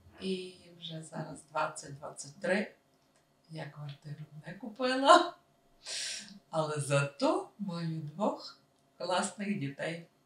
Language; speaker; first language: Ukrainian; native; Ukrainian